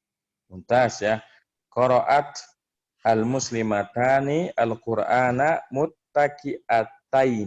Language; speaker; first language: Arabic; non-native, fluent; Indonesian